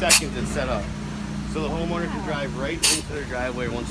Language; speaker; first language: English; native; English